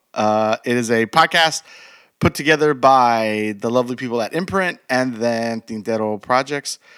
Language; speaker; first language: English; early bilingual, other home language; Spanish